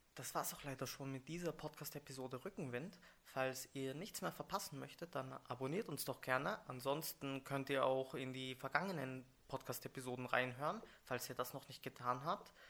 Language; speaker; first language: German; native; German